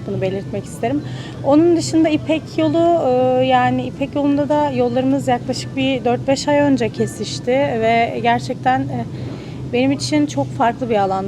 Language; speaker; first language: Turkish; native; Turkish